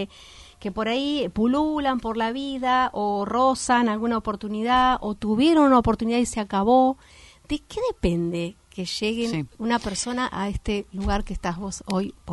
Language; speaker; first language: Spanish; native; Spanish